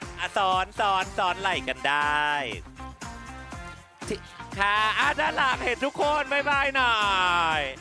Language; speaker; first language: Thai; native; Thai